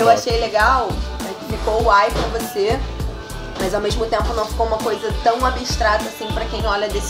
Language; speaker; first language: Portuguese; native; Portuguese